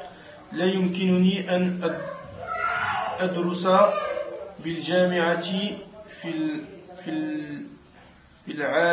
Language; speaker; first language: Arabic; non-native, learner; French